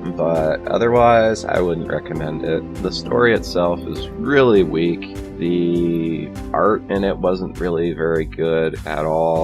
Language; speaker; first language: English; native; English